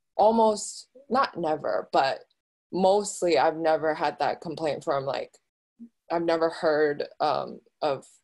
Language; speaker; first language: English; early bilingual, other home language; Chinese